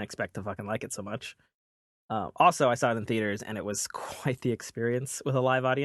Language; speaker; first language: English; native; English